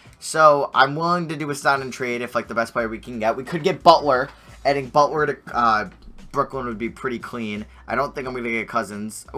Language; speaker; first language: English; native; English